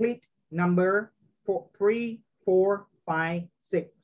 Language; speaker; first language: English; non-native, fluent; Vietnamese